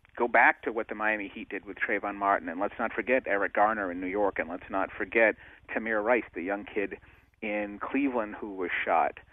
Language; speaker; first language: English; native; English